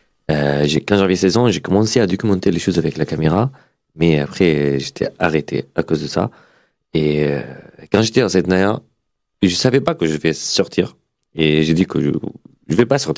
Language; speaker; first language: French; non-native, fluent; Arabic